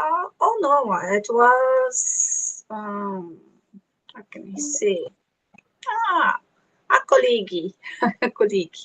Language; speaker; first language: English; non-native, learner; Portuguese